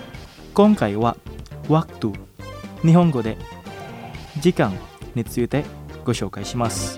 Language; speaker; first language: Japanese; non-native, fluent; Indonesian